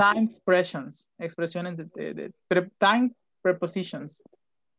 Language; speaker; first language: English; non-native, fluent; Spanish